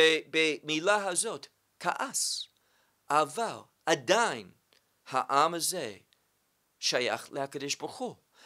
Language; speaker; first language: Hebrew; non-native, fluent; English